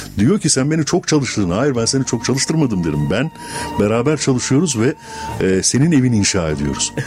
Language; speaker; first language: Turkish; native; Turkish